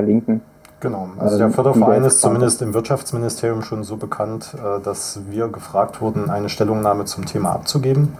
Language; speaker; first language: German; native; German